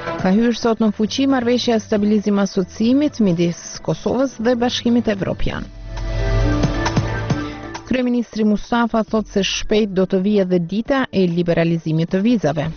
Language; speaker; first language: Albanian; native; Albanian